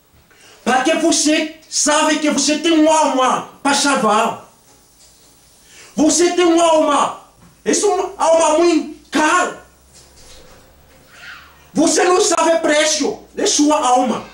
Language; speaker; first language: Portuguese; non-native, learner; Haitian Creole